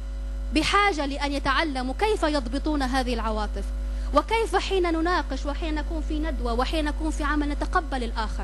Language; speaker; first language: Arabic; native; Arabic